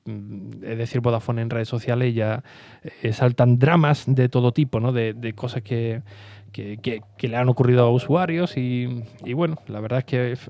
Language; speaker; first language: Spanish; native; Spanish